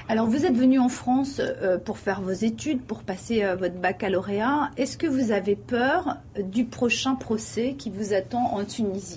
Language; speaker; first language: French; native; French